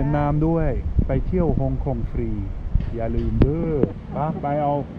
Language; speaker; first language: Thai; non-native, learner; Swiss German